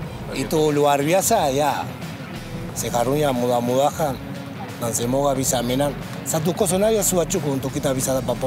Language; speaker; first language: Indonesian; non-native, fluent; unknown